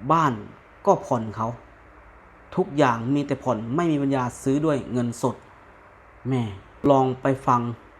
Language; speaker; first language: Thai; native; Thai